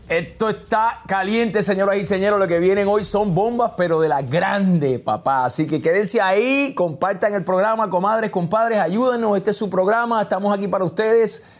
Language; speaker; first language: Spanish; native; Spanish